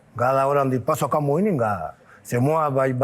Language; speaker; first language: Indonesian; non-native, fluent; Spanish